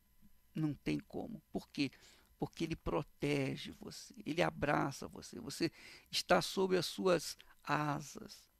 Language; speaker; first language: Portuguese; native; Portuguese